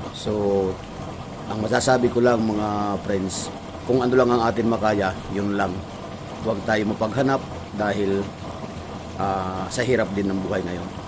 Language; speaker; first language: Filipino; native; Filipino